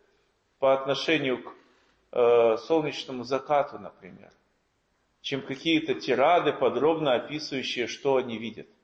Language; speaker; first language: Russian; native; Russian